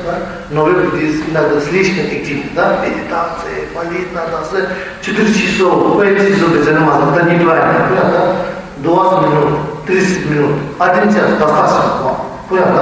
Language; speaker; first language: Russian; non-native, learner; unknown